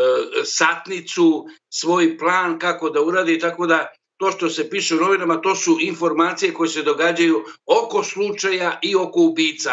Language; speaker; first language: Serbian; native; Serbian